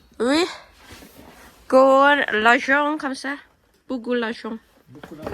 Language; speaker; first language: French; non-native, learner; Thai